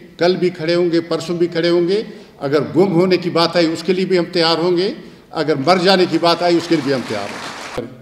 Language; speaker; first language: Urdu; non-native, local second language; Pashto